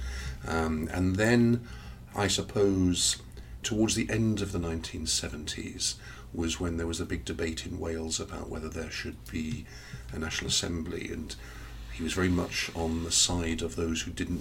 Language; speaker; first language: English; native; English